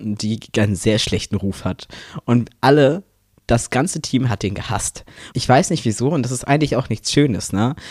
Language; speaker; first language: German; native; German